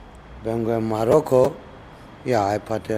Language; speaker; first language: Spanish; non-native, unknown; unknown